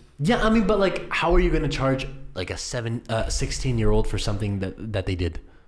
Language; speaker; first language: English; early bilingual, other home language; Spanish